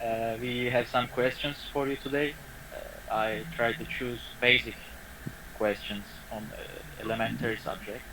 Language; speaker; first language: English; non-native, learner; Turkish